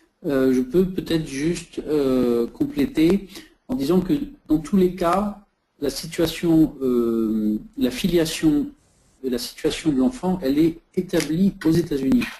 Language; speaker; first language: French; native; French